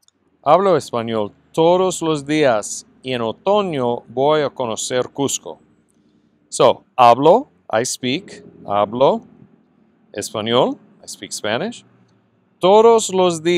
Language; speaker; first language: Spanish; non-native, fluent; English